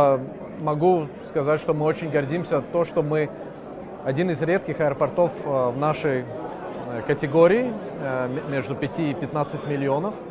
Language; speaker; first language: Russian; non-native, local second language; Latvian